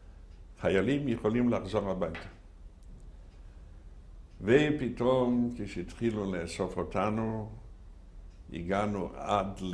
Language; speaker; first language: Hebrew; non-native, fluent; Yiddish